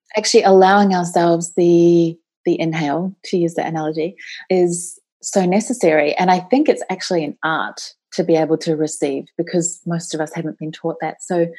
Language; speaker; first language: English; native; English